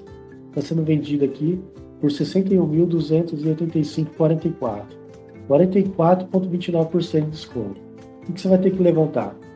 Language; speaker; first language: Portuguese; native; Portuguese